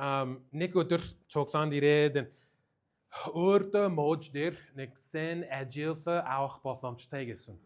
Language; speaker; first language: Mongolian; non-native, learner; English